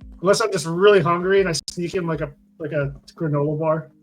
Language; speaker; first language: English; native; English